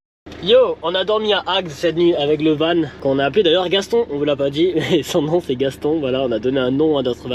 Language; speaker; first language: French; native; French